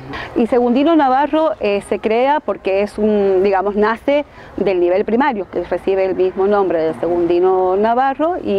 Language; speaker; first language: Spanish; native; Spanish